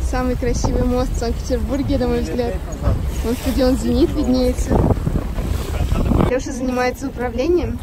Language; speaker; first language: Russian; native; Russian